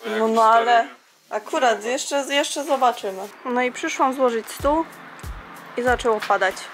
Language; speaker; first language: Polish; native; Polish